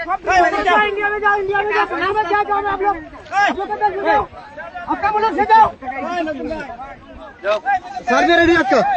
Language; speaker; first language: Hindi; non-native, learner; Bangla